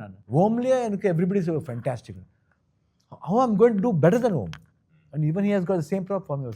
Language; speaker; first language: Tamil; non-native, local second language; Kannada